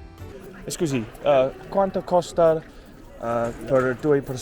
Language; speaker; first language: Italian; non-native, learner; English